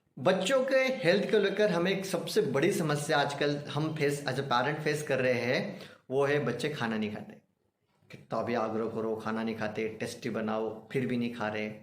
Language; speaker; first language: Hindi; non-native, local second language; Marathi